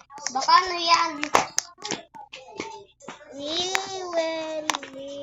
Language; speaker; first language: Filipino; native; Filipino